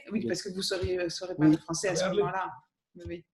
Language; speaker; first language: French; native; French